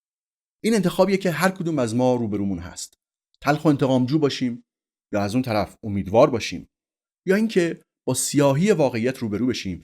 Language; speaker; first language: Persian; native; Persian